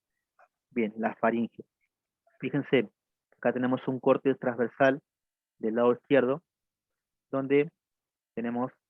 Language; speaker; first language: Spanish; native; Spanish